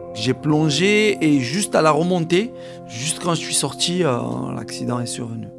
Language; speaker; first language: French; non-native, local second language; Arabic